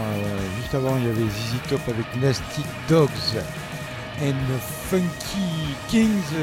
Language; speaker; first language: French; native; French